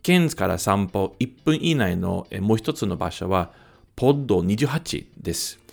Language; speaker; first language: Japanese; non-native, fluent; English